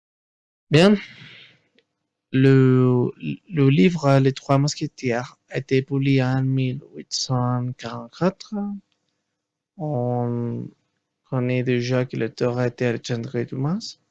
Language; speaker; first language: French; non-native, learner; Spanish